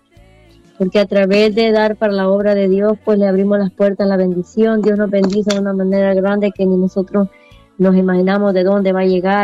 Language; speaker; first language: Spanish; native; Spanish